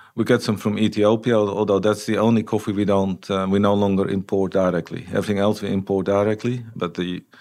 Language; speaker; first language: English; non-native, fluent; Dutch